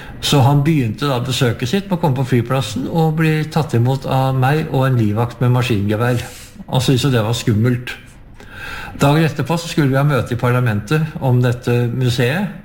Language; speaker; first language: Norwegian; native; Norwegian